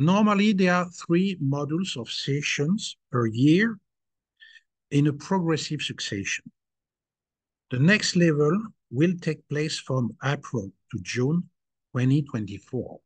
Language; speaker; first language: English; non-native, fluent; French